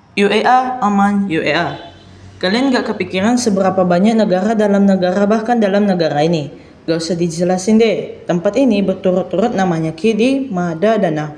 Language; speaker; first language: Indonesian; native; Indonesian